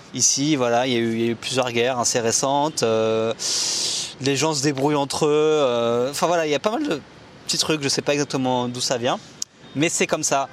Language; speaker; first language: French; native; French